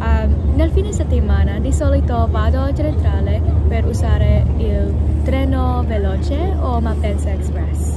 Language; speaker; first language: Italian; non-native, learner; English